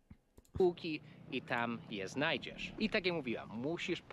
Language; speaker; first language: Polish; non-native, fluent; English